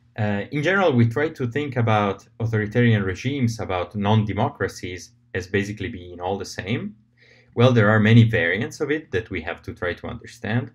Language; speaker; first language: English; non-native, fluent; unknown